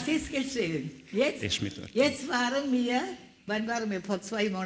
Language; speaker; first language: German; non-native, learner; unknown